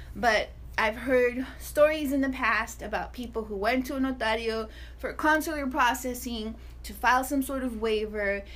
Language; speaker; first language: English; early bilingual, other home language; Spanish